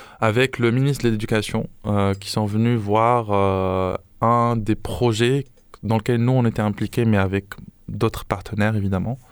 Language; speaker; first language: French; non-native, local second language; Arabic